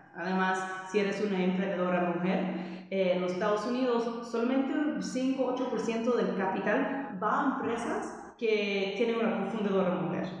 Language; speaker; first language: Spanish; non-native, fluent; English